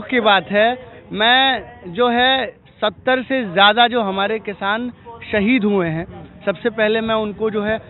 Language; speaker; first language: Hindi; native; Hindi